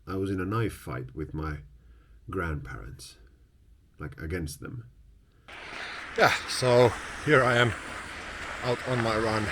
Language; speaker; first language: English; non-native, fluent; Finnish